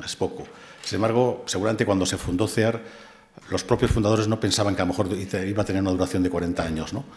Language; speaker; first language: Spanish; native; Spanish